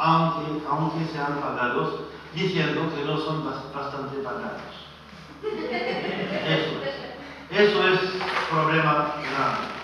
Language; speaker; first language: Spanish; non-native, fluent; French